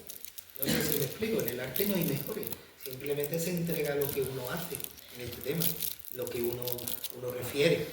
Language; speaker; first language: Spanish; native; Spanish